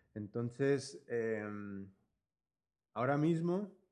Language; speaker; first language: Spanish; native; Spanish